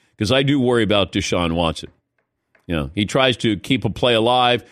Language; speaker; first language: English; native; English